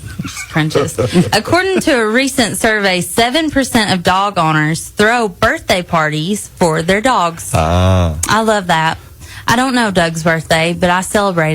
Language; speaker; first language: English; native; English